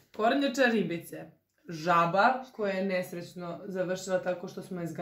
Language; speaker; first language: Croatian; native; Croatian